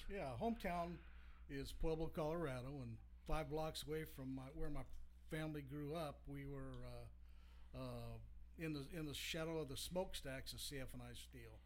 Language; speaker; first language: English; native; English